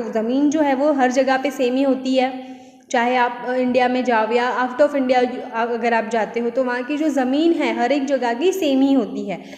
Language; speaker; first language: Hindi; non-native, local second language; Gujarati